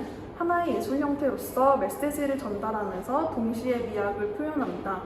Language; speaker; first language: Korean; native; Korean